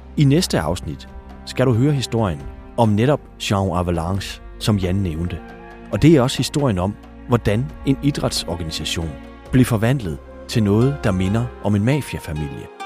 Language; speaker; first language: Danish; native; Danish